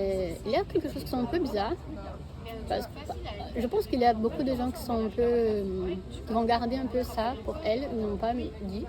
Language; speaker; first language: French; non-native, fluent; Portuguese